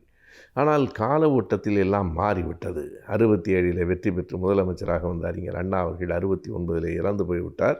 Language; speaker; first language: Tamil; native; Tamil